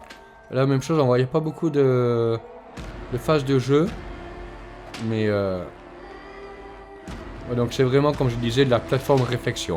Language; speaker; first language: French; native; French